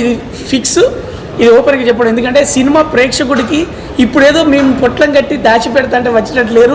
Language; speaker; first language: Telugu; native; Telugu